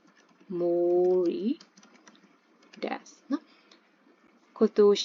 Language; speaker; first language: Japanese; non-native, fluent; Burmese